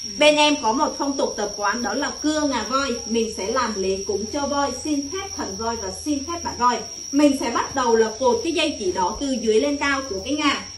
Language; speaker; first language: Vietnamese; non-native, local second language; Mon